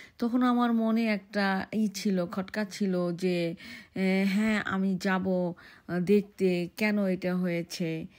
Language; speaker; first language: Bangla; early bilingual, heritage; Bangla